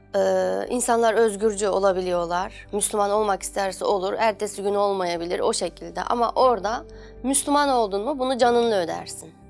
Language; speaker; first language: Turkish; non-native, fluent; Uyghur